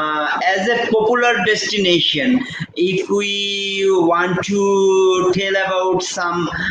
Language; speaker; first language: English; non-native, local second language; Bangla